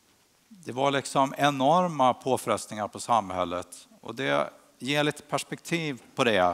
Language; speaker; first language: Swedish; native; Swedish